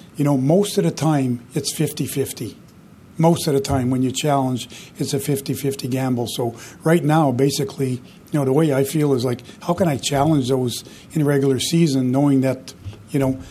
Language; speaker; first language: English; non-native, fluent; French